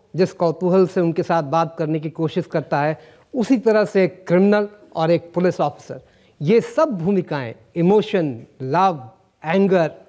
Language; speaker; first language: Hindi; native; Hindi